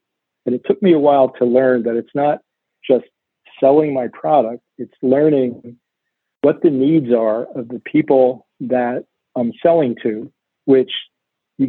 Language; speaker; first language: English; native; English